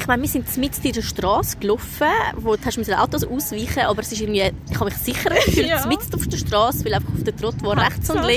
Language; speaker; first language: German; native; German